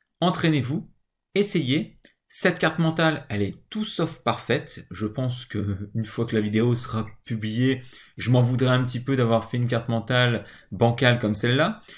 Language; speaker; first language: French; native; French